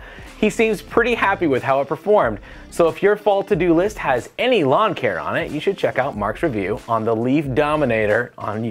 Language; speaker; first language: English; native; English